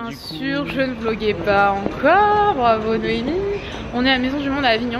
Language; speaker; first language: French; native; French